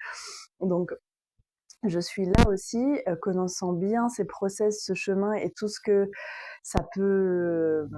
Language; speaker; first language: French; native; French